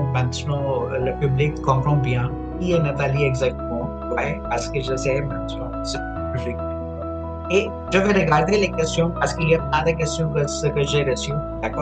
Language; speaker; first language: French; non-native, fluent; Punjabi